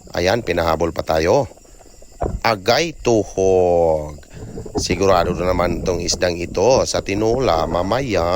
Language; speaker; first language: Filipino; non-native, local second language; Cebuano